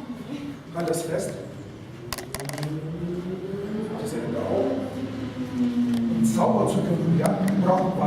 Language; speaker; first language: German; non-native, fluent; Russian